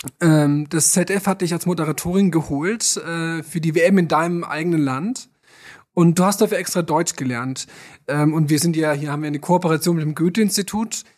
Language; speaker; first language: German; native; German